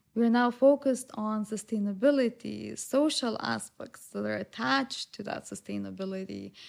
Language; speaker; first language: English; non-native, fluent; Lithuanian